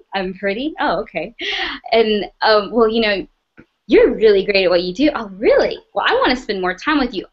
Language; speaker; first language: English; native; English